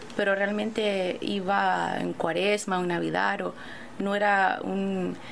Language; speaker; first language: Spanish; early bilingual, other home language; English